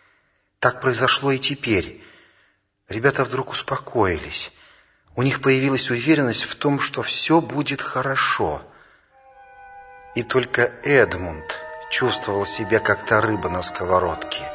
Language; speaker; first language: Russian; native; Russian